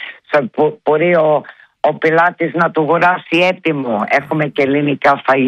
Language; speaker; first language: Greek; early bilingual, heritage; Greek